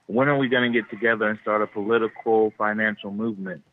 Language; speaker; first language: English; native; English